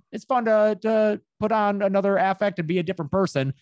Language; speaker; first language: English; native; English